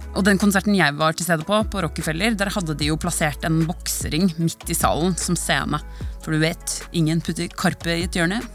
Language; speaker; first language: Norwegian; native; Norwegian